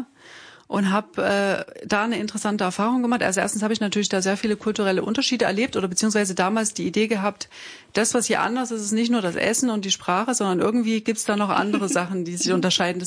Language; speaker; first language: German; native; German